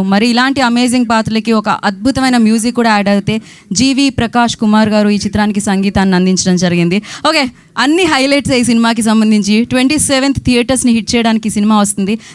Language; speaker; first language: Telugu; native; Telugu